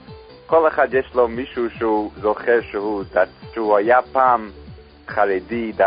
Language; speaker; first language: Hebrew; non-native, fluent; English